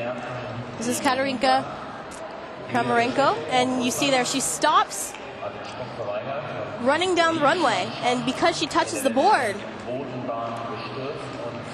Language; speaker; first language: English; native; English